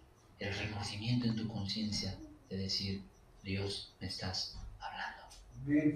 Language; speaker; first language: Spanish; native; Spanish